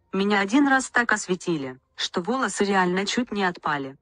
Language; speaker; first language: Russian; native; Russian